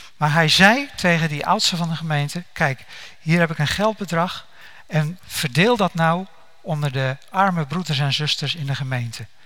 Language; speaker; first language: Dutch; native; Dutch